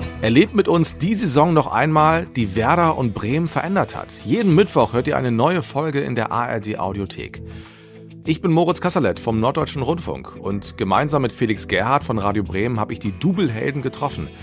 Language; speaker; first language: German; native; German